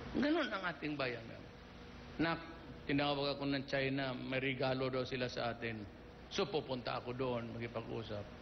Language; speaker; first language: Filipino; non-native, local second language; Cebuano